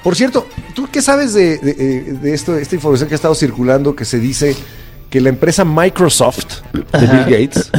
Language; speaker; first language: Spanish; native; Spanish